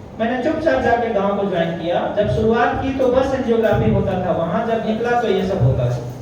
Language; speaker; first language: Hindi; native; Hindi